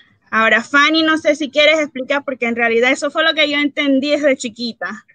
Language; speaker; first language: Spanish; early bilingual, heritage; Spanish